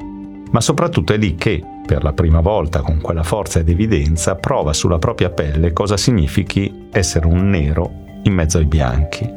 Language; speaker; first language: Italian; native; Italian